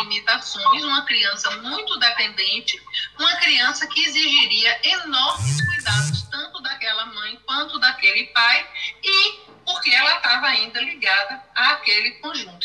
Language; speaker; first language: Portuguese; native; Portuguese